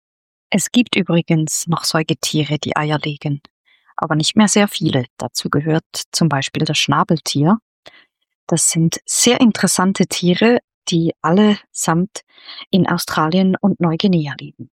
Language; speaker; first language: German; native; German